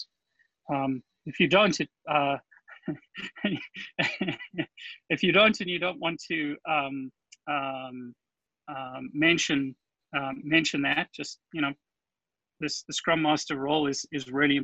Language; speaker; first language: English; native; English